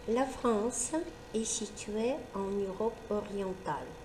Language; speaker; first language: French; non-native, fluent; Ukrainian